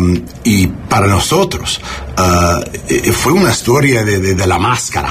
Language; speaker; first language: Spanish; early bilingual, heritage; English